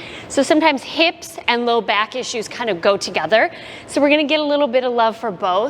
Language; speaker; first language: English; native; English